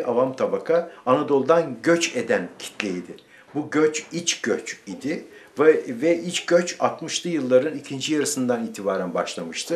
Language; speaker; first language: Turkish; native; Turkish